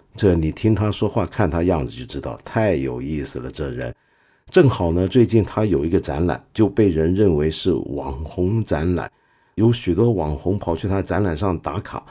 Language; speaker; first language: Chinese; non-native, local second language; Cantonese